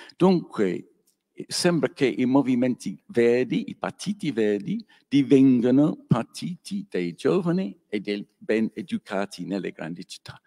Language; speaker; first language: Italian; non-native, learner; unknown